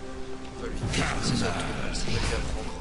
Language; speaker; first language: French; native; French